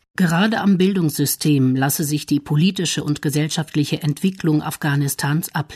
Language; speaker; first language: German; native; German